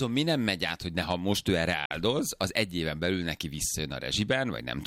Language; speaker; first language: Hungarian; native; Hungarian